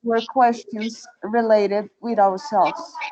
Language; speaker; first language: English; non-native, fluent; Spanish